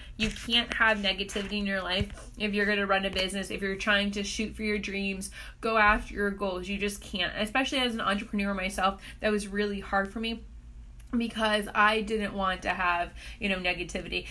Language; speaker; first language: English; native; English